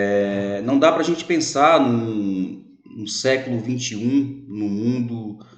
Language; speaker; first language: Portuguese; native; Portuguese